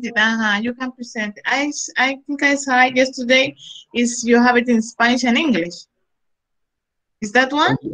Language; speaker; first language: English; non-native, fluent; Spanish